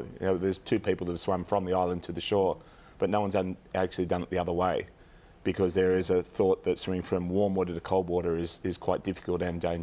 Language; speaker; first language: English; native; English